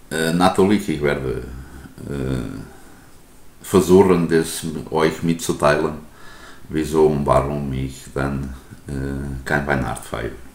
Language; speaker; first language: German; non-native, learner; Portuguese